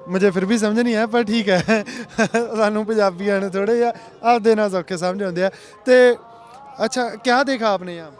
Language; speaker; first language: Hindi; non-native, local second language; Punjabi